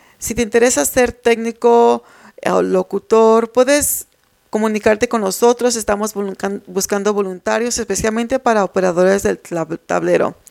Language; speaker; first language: Spanish; early bilingual, heritage; Spanish